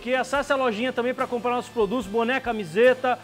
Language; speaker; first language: Portuguese; native; Portuguese